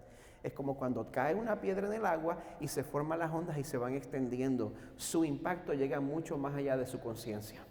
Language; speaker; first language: Spanish; native; Spanish